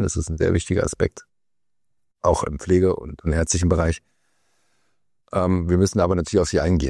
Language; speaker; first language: German; native; German